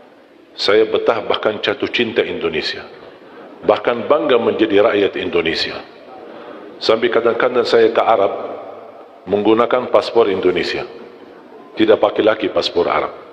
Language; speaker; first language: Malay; non-native, fluent; Arabic